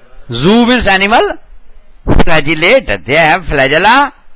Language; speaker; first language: English; non-native, local second language; Hindi